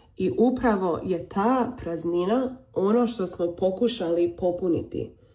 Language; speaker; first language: Serbian; early bilingual, heritage; Croatian